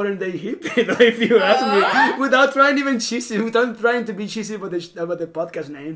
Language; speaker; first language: English; non-native, fluent; Spanish